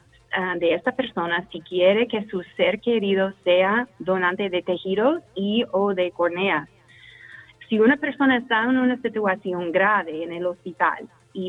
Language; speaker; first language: Spanish; non-native, fluent; English